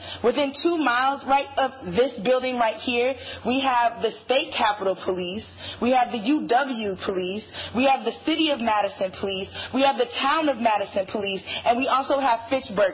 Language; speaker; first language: English; native; English